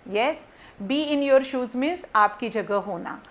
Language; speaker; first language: Hindi; non-native, local second language; Marathi